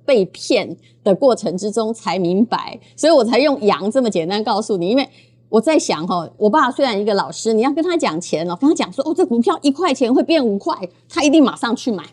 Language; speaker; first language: Chinese; native; Chinese